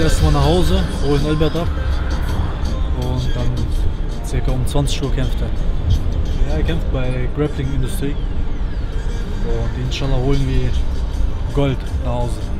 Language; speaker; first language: German; early bilingual, other home language; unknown